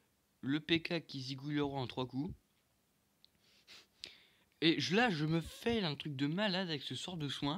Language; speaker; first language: French; native; French